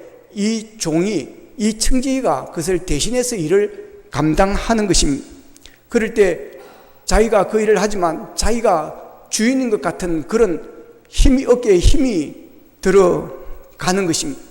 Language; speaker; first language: Korean; native; Korean